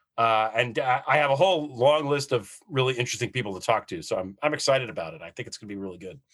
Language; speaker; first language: English; native; English